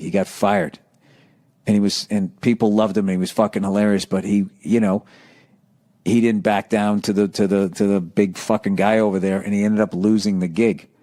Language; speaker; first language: English; native; English